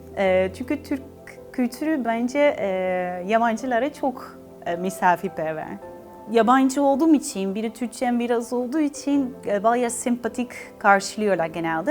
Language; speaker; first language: Turkish; non-native, learner; Dutch